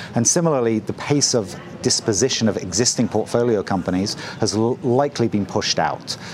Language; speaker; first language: English; native; English